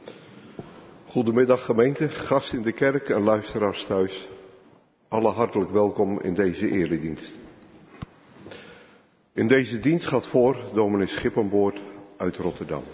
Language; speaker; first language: Dutch; native; Dutch